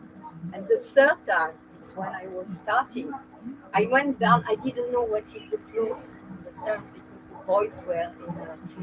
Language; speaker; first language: English; non-native, learner; French